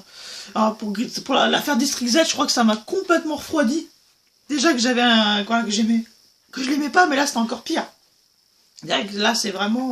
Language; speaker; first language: French; native; French